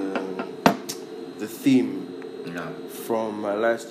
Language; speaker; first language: English; non-native, local second language; Nyanja